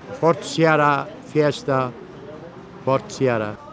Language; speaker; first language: German; non-native, learner; Turkish